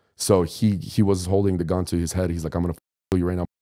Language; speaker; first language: English; non-native, fluent; Ukrainian